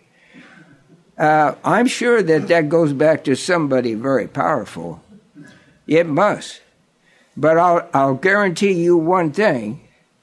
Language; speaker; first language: English; native; English